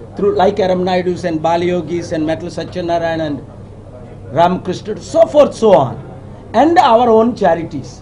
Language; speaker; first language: English; non-native, local second language; Telugu